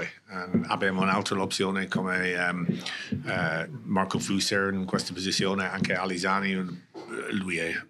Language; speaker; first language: Italian; non-native, learner; English